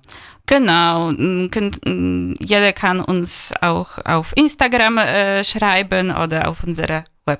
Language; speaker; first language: German; non-native, fluent; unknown